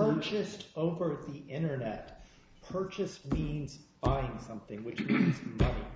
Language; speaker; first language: English; native; English